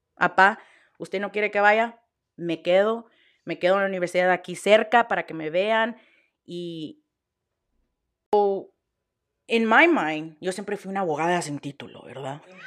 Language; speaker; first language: Spanish; early bilingual, heritage; Spanish